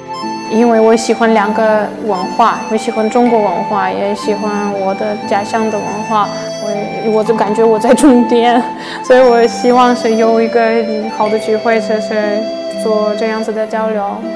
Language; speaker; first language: Chinese; non-native, fluent; Russian